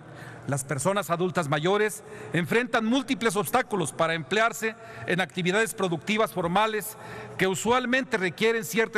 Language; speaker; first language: Spanish; native; Spanish